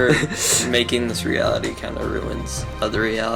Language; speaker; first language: English; native; English